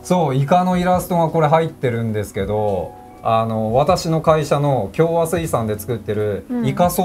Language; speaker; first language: Japanese; native; Japanese